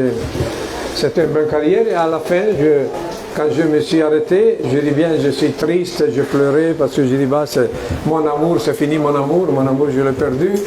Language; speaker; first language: French; non-native, fluent; Italian